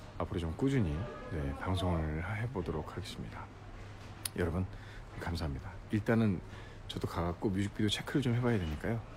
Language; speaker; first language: Korean; native; Korean